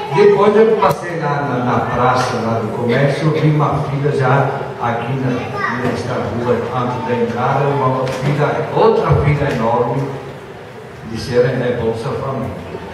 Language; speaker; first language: Portuguese; non-native, fluent; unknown